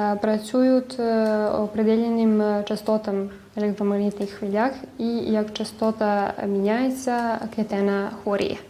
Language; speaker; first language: Ukrainian; early bilingual, heritage; Ukrainian